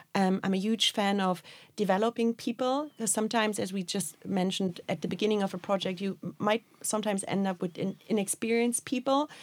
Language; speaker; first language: English; non-native, fluent; German